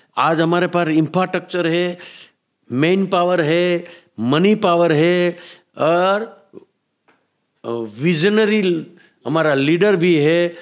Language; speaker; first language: Hindi; non-native, local second language; Gujarati